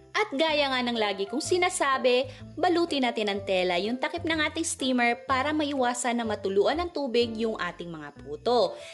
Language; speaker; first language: Filipino; non-native, local second language; Cebuano